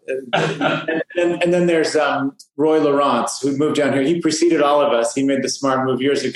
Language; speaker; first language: English; native; English